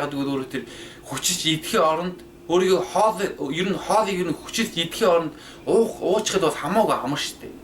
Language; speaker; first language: Mongolian; early bilingual, heritage; Mongolian